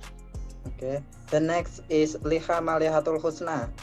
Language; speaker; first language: English; non-native, learner; Indonesian